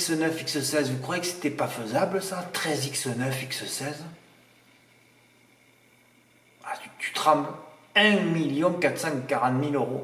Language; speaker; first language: French; native; French